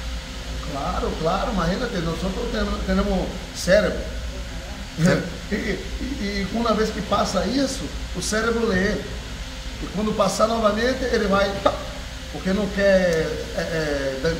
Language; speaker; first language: Spanish; non-native, fluent; Portuguese